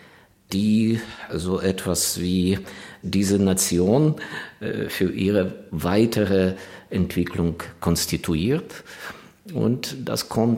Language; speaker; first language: German; non-native, fluent; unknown